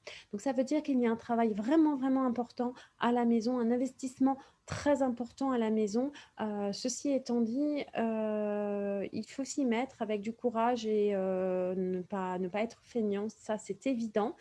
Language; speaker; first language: French; native; French